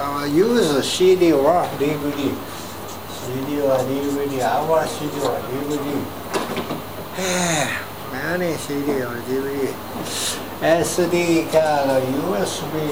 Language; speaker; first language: English; non-native, learner; Japanese